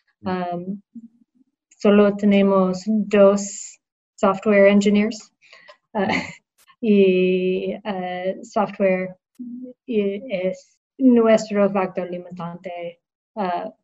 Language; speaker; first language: Spanish; non-native, learner; English